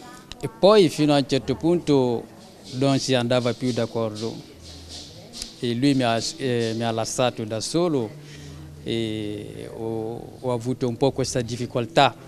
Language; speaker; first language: Italian; non-native, learner; French